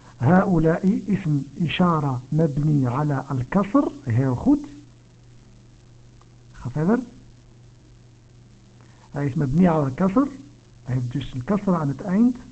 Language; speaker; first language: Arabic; non-native, fluent; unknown